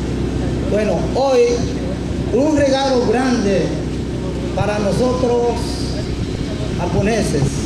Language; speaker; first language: Spanish; non-native, learner; Japanese